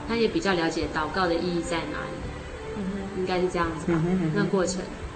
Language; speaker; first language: Chinese; native; Chinese